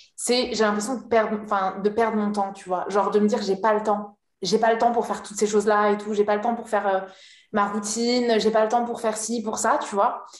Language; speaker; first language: French; native; French